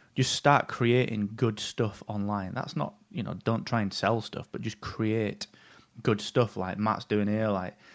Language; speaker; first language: English; native; English